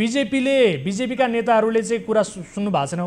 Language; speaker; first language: Nepali; native; Nepali